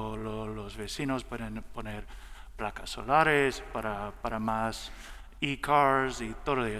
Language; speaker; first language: Spanish; non-native, learner; English